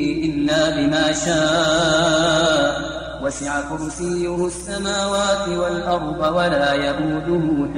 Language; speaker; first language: Arabic; native; Arabic